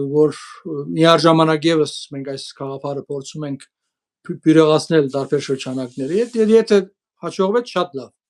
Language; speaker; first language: Armenian; early bilingual, heritage; Armenian